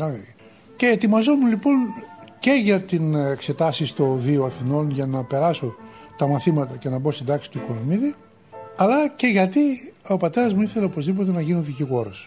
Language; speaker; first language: Greek; native; Greek